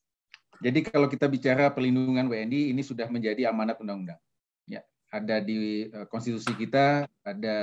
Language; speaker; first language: Indonesian; native; Indonesian